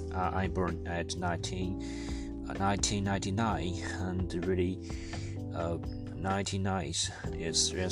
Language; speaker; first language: English; non-native, learner; Chinese